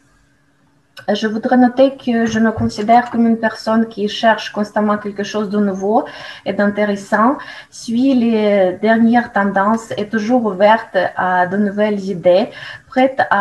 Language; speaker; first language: French; non-native, fluent; Russian